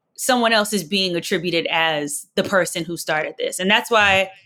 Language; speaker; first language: English; native; English